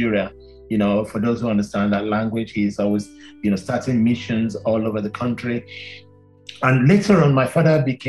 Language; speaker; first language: English; non-native, local second language; Yoruba